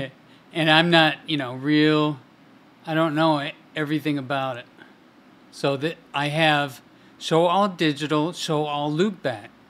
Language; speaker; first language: English; native; English